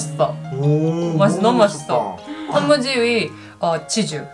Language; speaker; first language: Korean; non-native, learner; Japanese